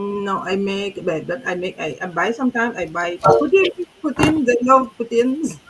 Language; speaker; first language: English; non-native, learner; French